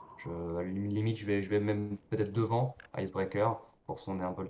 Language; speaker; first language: French; native; French